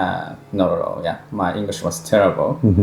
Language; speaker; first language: English; non-native, fluent; Japanese